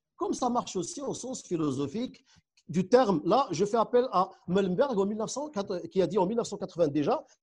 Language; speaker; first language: French; non-native, local second language; Central Atlas Tamazight